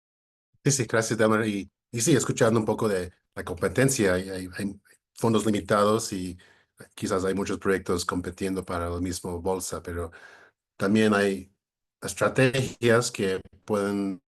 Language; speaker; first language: Spanish; non-native, fluent; English